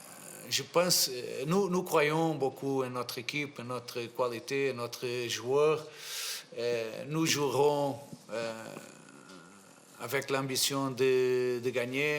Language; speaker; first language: French; non-native, fluent; Portuguese